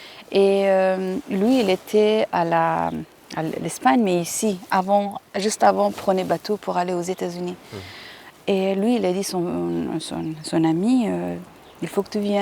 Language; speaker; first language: French; non-native, fluent; Persian